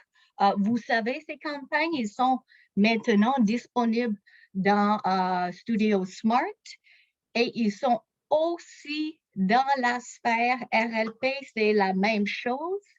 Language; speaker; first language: French; non-native, local second language; English